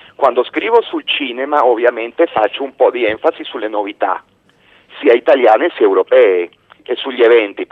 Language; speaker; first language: Italian; non-native, fluent; Spanish